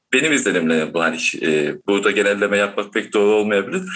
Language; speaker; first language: Turkish; native; Turkish